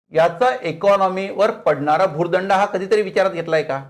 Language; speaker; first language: Marathi; native; Marathi